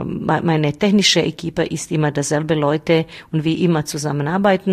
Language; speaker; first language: German; non-native, learner; Bosnian